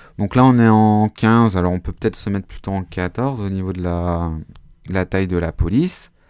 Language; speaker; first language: French; native; French